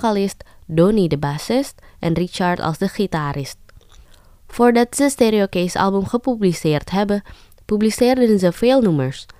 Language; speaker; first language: Dutch; non-native, fluent; Indonesian